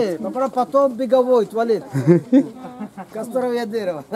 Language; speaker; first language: Russian; non-native, learner; Arabic